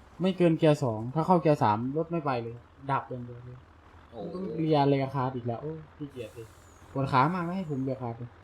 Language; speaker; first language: Thai; native; Thai